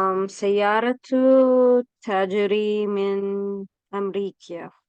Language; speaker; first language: Arabic; non-native, learner; English